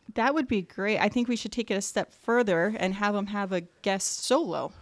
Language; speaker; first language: English; native; English